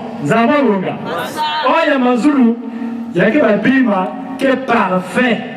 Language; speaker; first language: French; non-native, local second language; Lingala